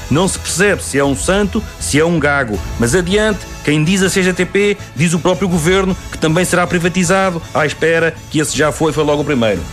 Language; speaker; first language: Portuguese; native; Portuguese